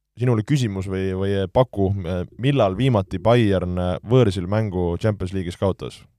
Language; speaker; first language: Estonian; native; Estonian